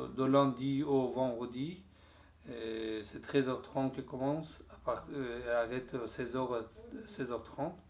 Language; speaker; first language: French; non-native, learner; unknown